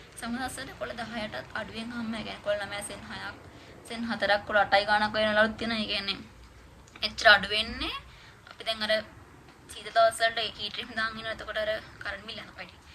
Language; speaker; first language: Sinhala; native; Sinhala